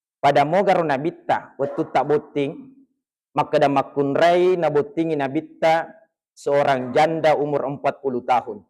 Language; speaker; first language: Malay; non-native, local second language; Buginese